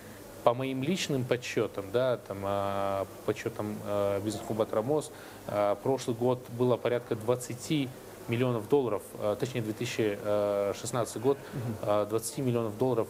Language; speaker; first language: Russian; native; Russian